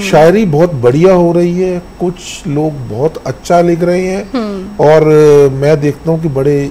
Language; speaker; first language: Hindi; native; Hindi